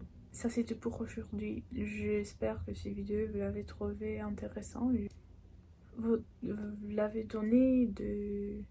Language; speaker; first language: French; non-native, learner; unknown